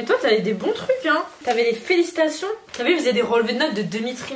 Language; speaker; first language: French; native; French